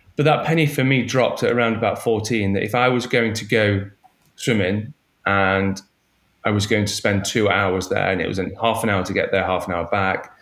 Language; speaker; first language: English; native; English